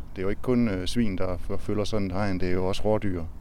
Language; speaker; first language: Danish; native; Danish